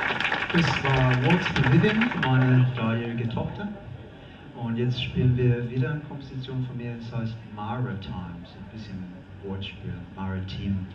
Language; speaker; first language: German; non-native, fluent; English